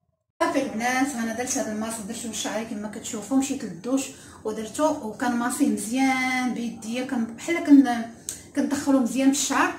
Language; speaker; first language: Arabic; native; Arabic